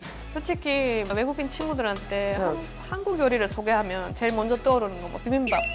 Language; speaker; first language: Korean; non-native, fluent; Estonian